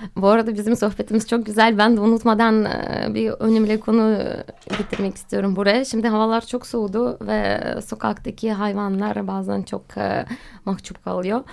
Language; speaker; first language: Turkish; non-native, fluent; Russian